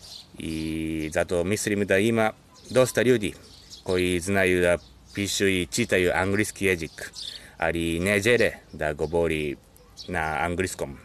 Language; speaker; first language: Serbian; non-native, learner; Japanese